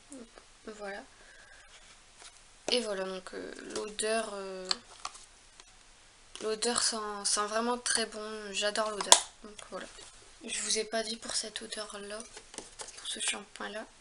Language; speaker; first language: French; native; French